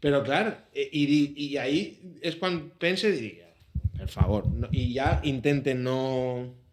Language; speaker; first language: Spanish; native; Spanish